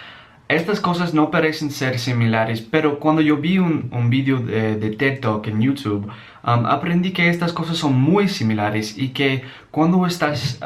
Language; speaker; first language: Spanish; non-native, learner; English